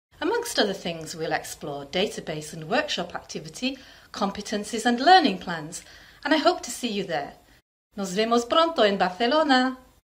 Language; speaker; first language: English; native; English